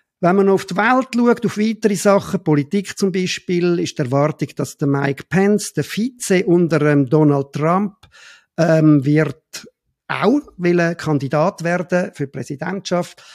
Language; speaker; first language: German; native; German